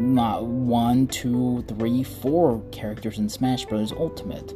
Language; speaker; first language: English; non-native, fluent; Spanish